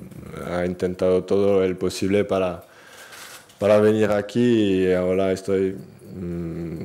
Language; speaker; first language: Spanish; non-native, learner; French